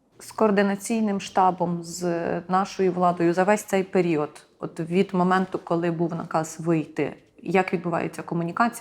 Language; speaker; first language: Ukrainian; native; Ukrainian